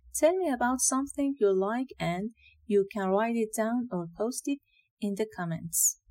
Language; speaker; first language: English; non-native, fluent; Persian